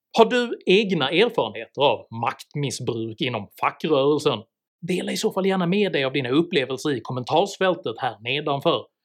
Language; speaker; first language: Swedish; native; Swedish